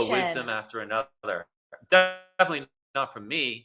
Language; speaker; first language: English; native; English